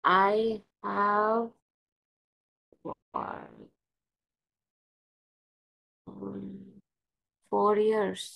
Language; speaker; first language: English; non-native, local second language; Bangla